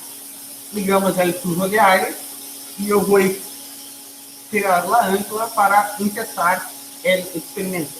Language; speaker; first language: Spanish; non-native, fluent; Portuguese